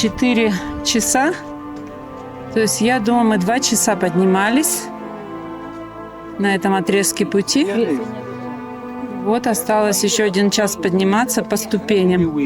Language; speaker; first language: Russian; native; Russian